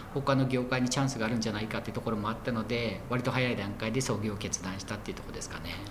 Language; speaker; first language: Japanese; native; Japanese